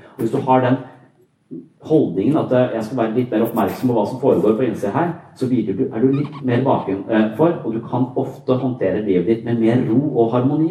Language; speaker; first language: Norwegian; native; Norwegian